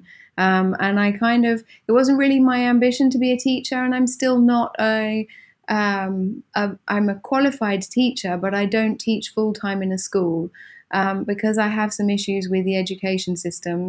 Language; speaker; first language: English; native; English